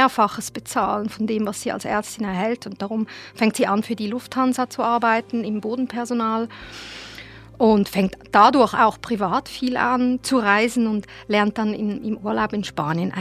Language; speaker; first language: German; native; German